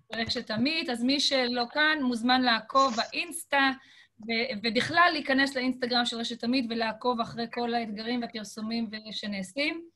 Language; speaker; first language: Hebrew; native; Hebrew